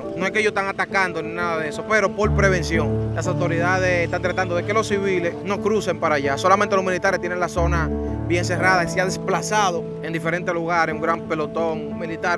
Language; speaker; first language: Spanish; native; Spanish